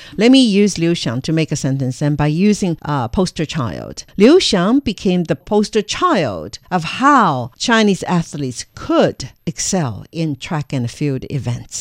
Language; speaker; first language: English; non-native, fluent; Chinese